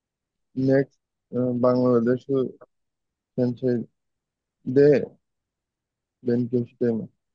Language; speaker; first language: Japanese; non-native, learner; Bangla